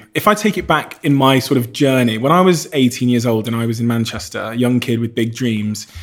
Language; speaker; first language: English; native; English